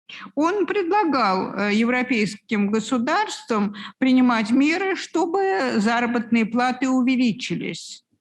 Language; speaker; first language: Russian; native; Russian